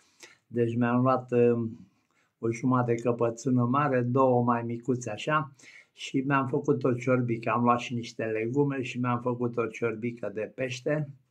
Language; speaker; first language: Romanian; native; Romanian